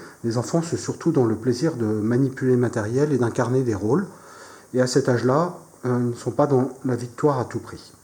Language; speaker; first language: French; native; French